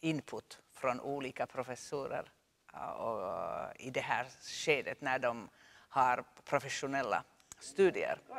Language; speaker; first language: Swedish; non-native, local second language; Finnish